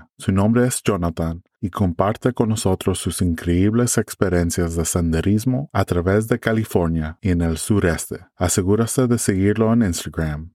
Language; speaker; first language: Spanish; early bilingual, heritage; English